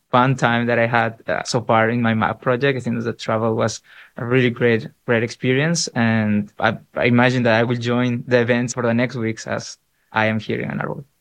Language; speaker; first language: English; non-native, fluent; Spanish